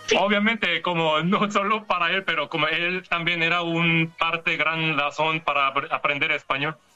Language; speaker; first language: Spanish; non-native, learner; Korean